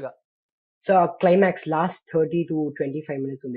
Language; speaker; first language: Telugu; non-native, learner; Kannada